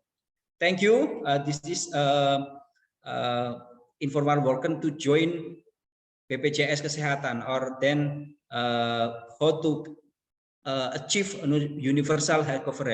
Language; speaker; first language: English; non-native, learner; Indonesian